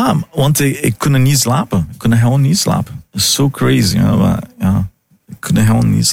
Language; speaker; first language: Dutch; non-native, fluent; Italian